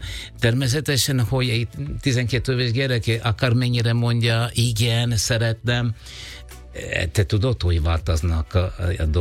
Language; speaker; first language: Hungarian; non-native, learner; Italian